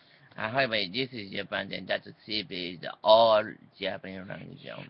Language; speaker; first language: English; non-native, learner; Japanese